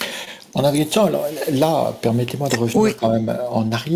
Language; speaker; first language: French; native; French